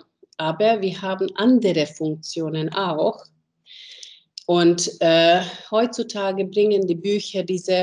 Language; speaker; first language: German; non-native, fluent; Hungarian